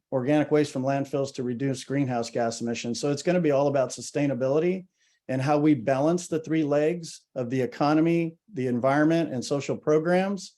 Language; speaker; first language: English; native; English